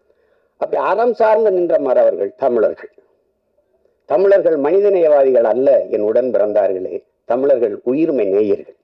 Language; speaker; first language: Tamil; native; Tamil